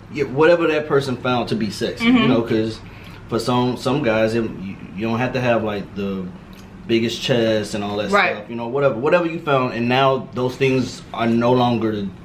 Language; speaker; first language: English; native; English